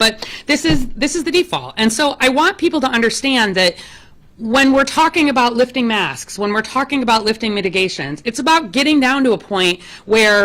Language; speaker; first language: English; native; English